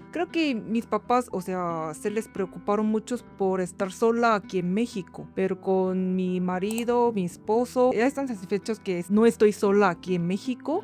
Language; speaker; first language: Spanish; non-native, learner; Korean